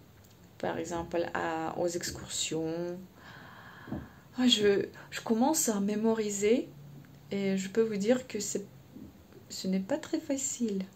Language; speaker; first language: French; non-native, fluent; Russian